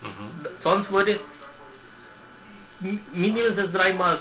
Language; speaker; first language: German; non-native, learner; Sinhala